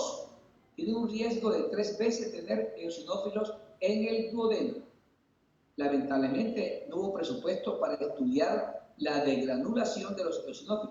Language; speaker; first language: Spanish; native; Spanish